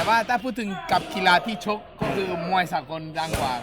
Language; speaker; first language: Thai; non-native, fluent; Spanish